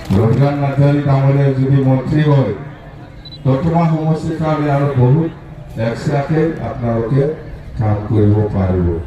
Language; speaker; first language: Assamese; non-native, local second language; Bodo